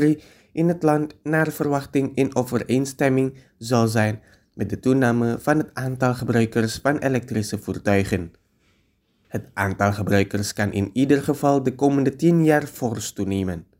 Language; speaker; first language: Dutch; non-native, fluent; Indonesian